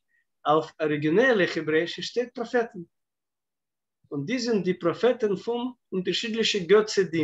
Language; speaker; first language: German; non-native, fluent; Russian